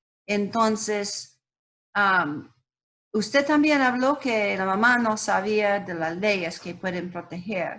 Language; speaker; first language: Spanish; non-native, learner; English